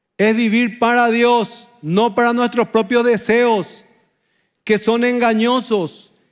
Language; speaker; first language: Spanish; native; Spanish